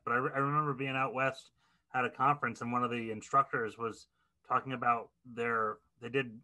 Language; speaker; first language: English; native; English